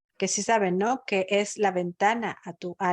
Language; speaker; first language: Spanish; native; Spanish